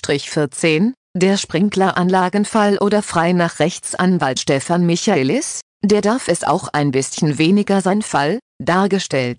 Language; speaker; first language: German; native; German